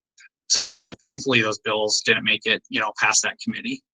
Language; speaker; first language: English; native; English